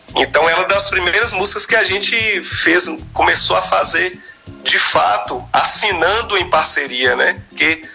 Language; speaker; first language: Portuguese; native; Portuguese